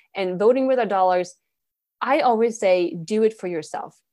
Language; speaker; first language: English; non-native, fluent; Swedish